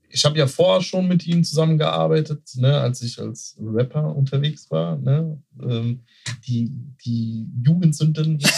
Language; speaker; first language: German; native; German